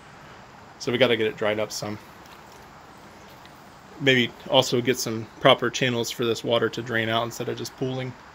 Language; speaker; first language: English; native; English